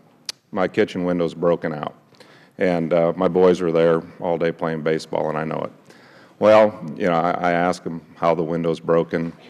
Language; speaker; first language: English; native; English